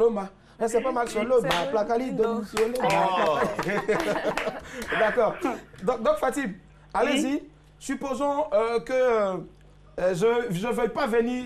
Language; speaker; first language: French; native; French